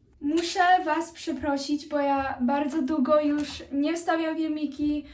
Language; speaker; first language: Polish; early bilingual, heritage; Polish